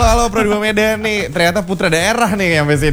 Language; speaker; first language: Indonesian; native; Indonesian